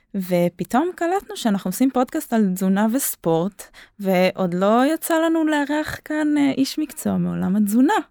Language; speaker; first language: Hebrew; native; Hebrew